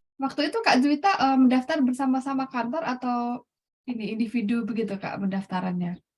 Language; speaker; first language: Indonesian; native; Indonesian